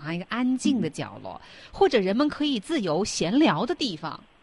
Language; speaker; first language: Chinese; native; Chinese